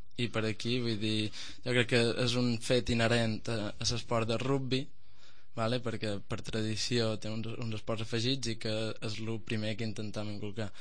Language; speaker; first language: Catalan; native; Catalan